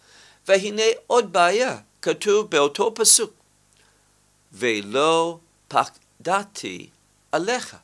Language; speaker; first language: Hebrew; non-native, fluent; English